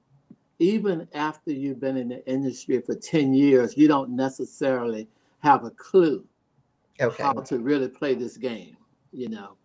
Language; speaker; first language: English; native; English